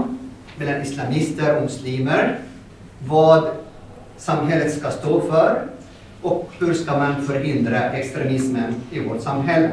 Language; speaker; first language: Swedish; non-native, fluent; Arabic